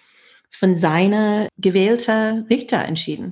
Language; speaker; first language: German; non-native, fluent; English